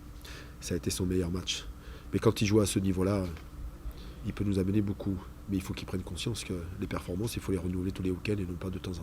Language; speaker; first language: French; native; French